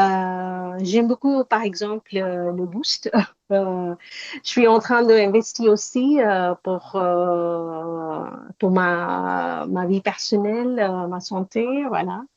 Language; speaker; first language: French; non-native, learner; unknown